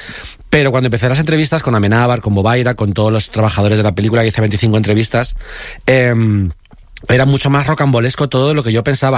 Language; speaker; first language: Spanish; native; Spanish